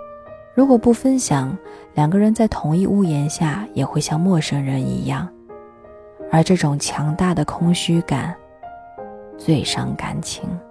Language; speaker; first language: Chinese; native; Chinese